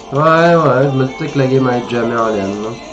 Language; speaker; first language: French; native; French